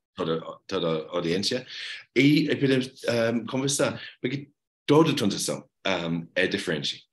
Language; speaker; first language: Portuguese; non-native, fluent; English